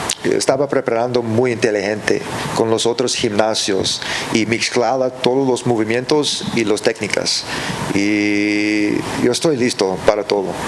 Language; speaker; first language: Spanish; early bilingual, heritage; English